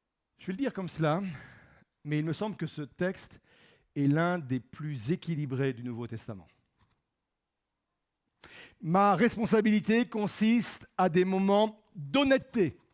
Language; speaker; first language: French; native; French